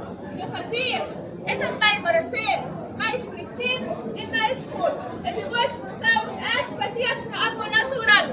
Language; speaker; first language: Portuguese; non-native, fluent; Arabic